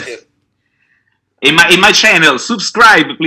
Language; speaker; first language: English; non-native, learner; Italian